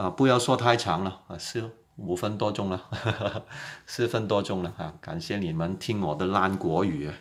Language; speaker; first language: Chinese; non-native, local second language; Cantonese